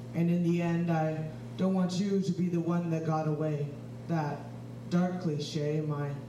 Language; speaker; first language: English; native; English